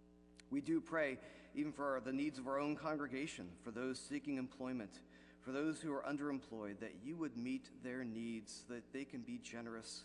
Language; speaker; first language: English; native; English